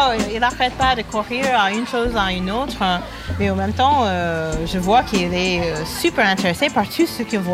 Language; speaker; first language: French; non-native, fluent; English